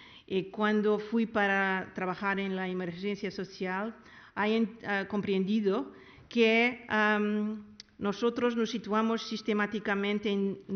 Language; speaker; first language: Spanish; non-native, learner; Portuguese